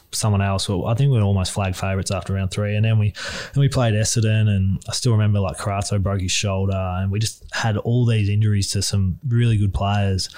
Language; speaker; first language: English; native; English